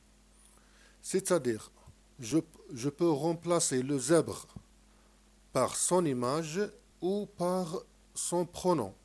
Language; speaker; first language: French; non-native, local second language; Arabic